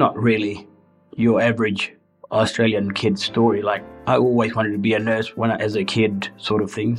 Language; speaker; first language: English; native; English